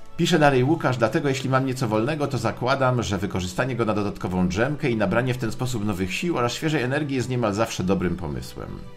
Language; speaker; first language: Polish; native; Polish